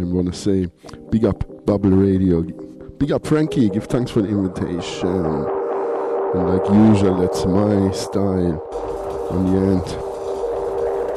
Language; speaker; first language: English; non-native, fluent; German